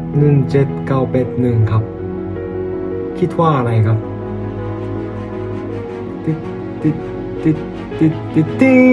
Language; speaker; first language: Thai; non-native, learner; Japanese